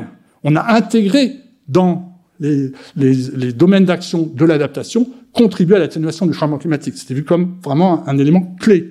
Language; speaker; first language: French; native; French